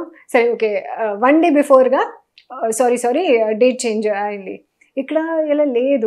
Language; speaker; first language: Telugu; non-native, learner; Hindi